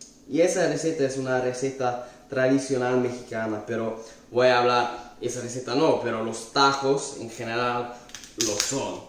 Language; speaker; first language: Spanish; non-native, fluent; Italian